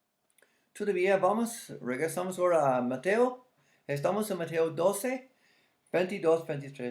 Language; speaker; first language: Spanish; non-native, fluent; English